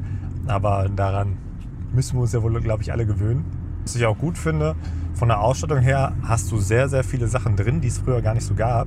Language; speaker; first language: German; native; German